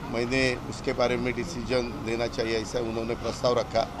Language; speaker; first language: Hindi; non-native, local second language; Marathi